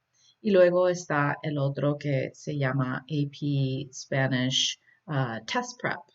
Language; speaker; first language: Spanish; early bilingual, heritage; Spanish